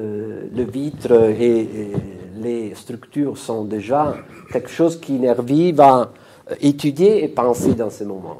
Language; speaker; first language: French; non-native, fluent; Italian